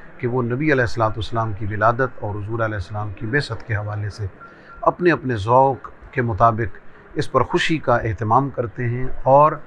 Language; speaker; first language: Urdu; non-native, local second language; Punjabi